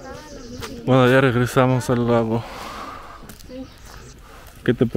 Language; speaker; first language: Spanish; non-native, fluent; Russian